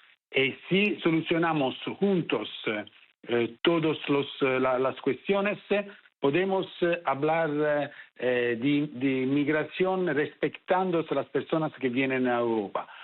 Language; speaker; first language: Spanish; non-native, fluent; Italian